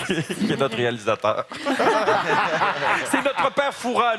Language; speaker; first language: French; native; French